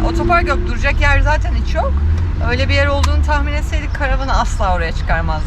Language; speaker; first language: Turkish; native; Turkish